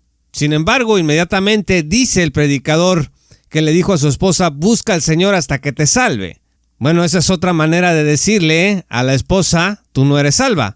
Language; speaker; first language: Spanish; native; Spanish